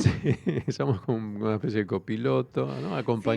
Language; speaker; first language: Spanish; native; Spanish